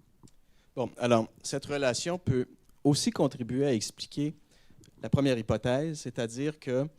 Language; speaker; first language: French; native; French